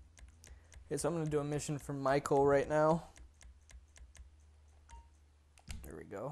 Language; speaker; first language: English; native; English